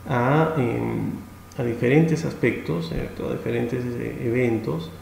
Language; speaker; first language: Spanish; native; Spanish